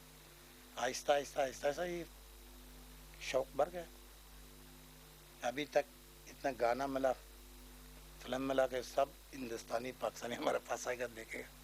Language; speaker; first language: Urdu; non-native, learner; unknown